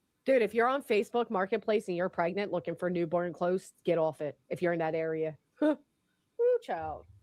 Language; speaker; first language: English; native; English